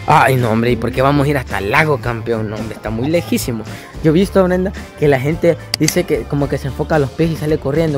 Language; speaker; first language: Spanish; native; Spanish